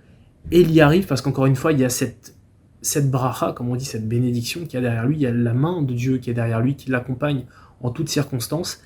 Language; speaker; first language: French; native; French